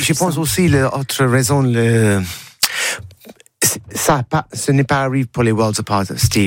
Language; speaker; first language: French; non-native, learner; English